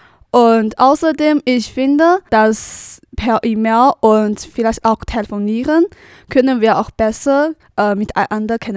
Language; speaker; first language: German; non-native, learner; Chinese